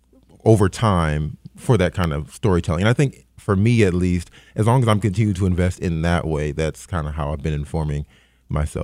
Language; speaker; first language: English; native; English